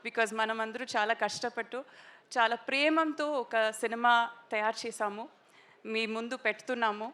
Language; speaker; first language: Telugu; non-native, learner; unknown